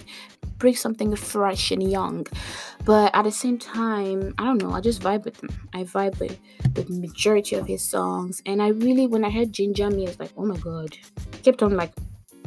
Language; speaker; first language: English; non-native, local second language; Igbo